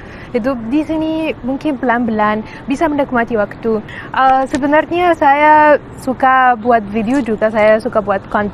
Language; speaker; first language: Indonesian; non-native, fluent; Arabic